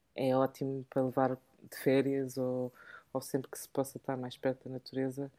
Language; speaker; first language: Portuguese; early bilingual, other home language; English